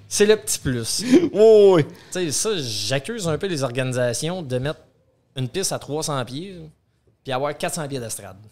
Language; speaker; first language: French; native; French